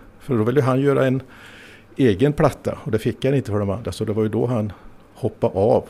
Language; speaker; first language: Swedish; native; Swedish